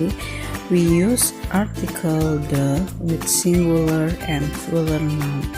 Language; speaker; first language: English; non-native, learner; Indonesian